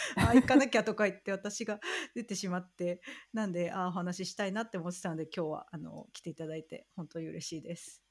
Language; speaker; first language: Japanese; native; Japanese